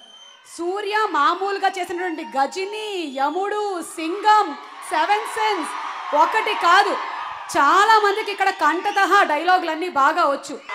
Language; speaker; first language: Telugu; native; Telugu